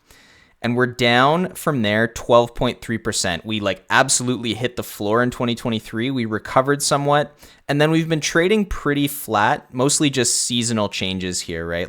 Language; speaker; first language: English; native; English